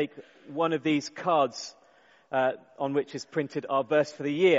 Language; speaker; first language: English; native; English